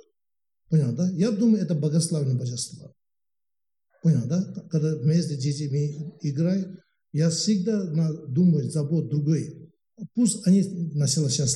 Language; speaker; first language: Russian; non-native, learner; Tibetan